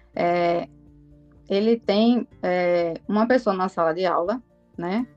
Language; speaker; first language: Portuguese; native; Portuguese